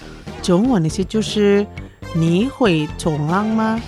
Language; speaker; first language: Chinese; non-native, fluent; Indonesian